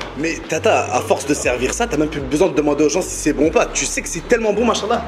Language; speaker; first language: French; early bilingual, other home language; Arabic